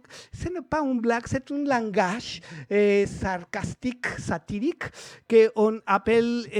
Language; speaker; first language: French; non-native, learner; Spanish